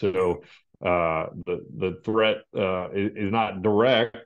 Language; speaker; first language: English; native; English